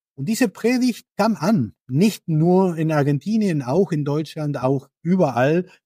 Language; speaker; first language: German; non-native, fluent; Spanish